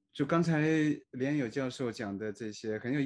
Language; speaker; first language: Chinese; native; Chinese